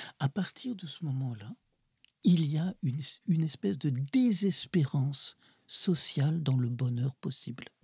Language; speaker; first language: French; early bilingual, other home language; Russian